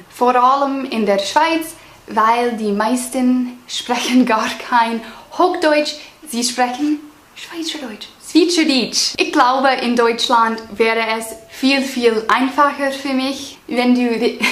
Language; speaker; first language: German; non-native, learner; English